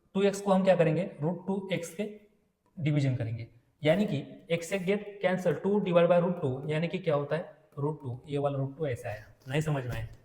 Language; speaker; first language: Hindi; non-native, local second language; Marathi